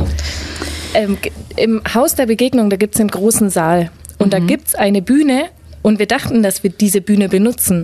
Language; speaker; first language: German; native; German